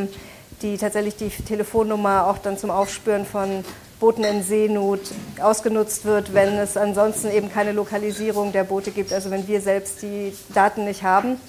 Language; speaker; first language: German; native; German